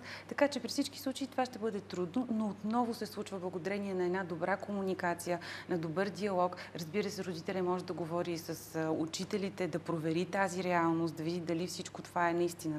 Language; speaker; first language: Bulgarian; native; Bulgarian